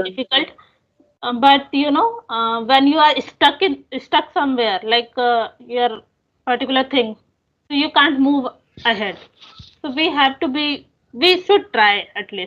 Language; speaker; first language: English; non-native, local second language; Hindi